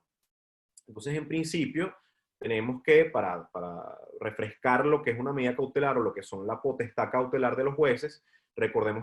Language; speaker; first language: Spanish; native; Spanish